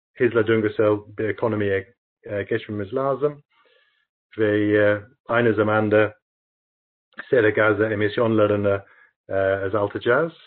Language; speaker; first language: Turkish; non-native, learner; English